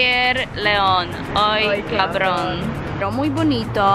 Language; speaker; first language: Spanish; non-native, learner; Polish